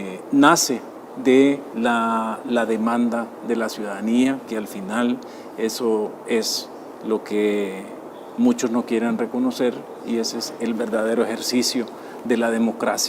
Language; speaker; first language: Spanish; native; Spanish